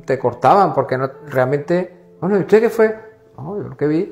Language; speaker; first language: Spanish; native; Spanish